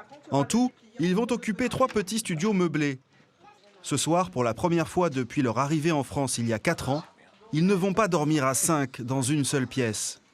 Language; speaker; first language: French; native; French